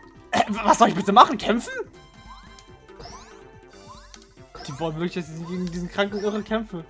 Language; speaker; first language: German; native; German